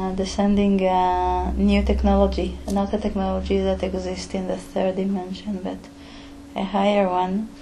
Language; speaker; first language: English; non-native, fluent; Hebrew